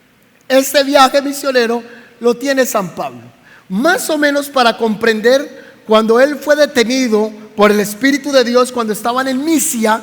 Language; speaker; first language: Spanish; native; Spanish